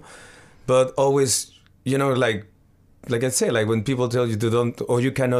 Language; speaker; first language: English; non-native, learner; Spanish